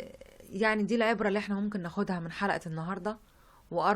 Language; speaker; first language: Arabic; native; Arabic